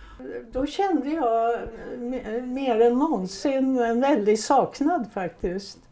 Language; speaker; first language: Swedish; native; Swedish